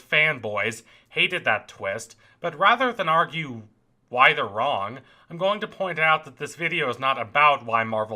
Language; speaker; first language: English; native; English